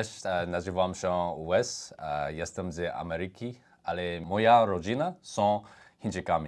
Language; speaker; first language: Polish; non-native, learner; English